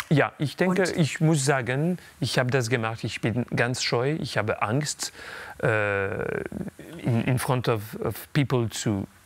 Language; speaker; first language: German; non-native, local second language; French